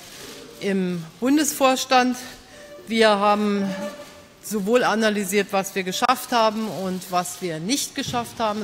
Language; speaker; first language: German; native; German